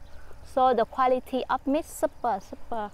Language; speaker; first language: English; non-native, fluent; Vietnamese